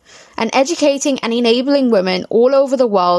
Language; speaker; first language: English; native; English